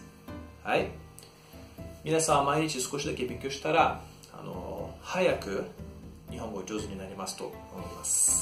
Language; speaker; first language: Japanese; non-native, fluent; Portuguese